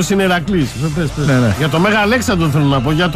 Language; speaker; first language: Greek; native; Greek